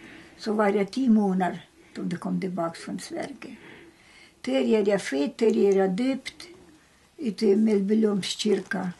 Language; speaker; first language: Swedish; early bilingual, heritage; Swedish